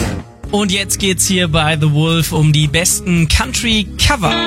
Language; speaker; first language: German; native; German